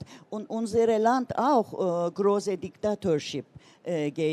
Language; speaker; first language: German; non-native, learner; Turkish